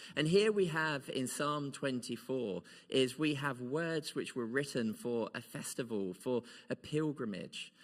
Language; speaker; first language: English; native; English